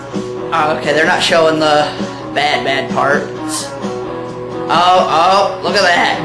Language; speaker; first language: English; native; English